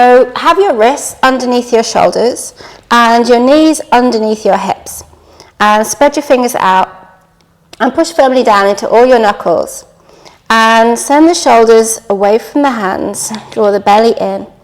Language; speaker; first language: English; native; English